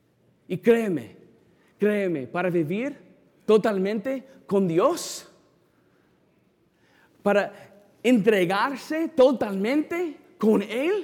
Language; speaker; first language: Spanish; non-native, fluent; English